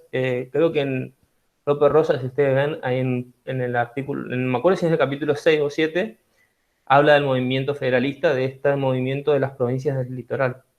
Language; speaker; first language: Spanish; native; Spanish